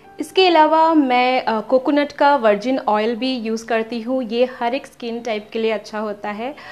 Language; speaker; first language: Hindi; non-native, local second language; Bangla